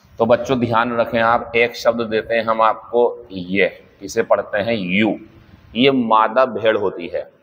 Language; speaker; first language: Hindi; native; Hindi